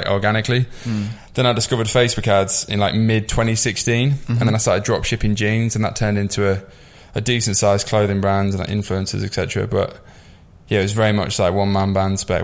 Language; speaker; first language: English; native; English